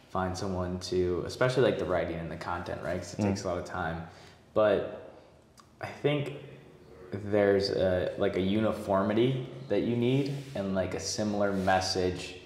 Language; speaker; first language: English; native; English